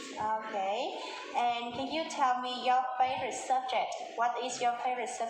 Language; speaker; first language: English; non-native, fluent; Vietnamese